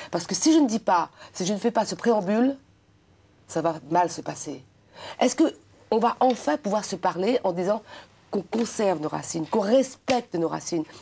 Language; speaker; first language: French; non-native, local second language; Réunion Creole French